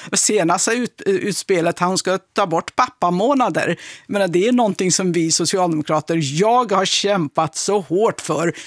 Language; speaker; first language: Swedish; non-native, fluent; Kurdish